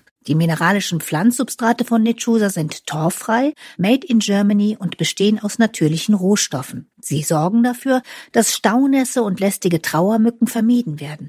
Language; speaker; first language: German; native; German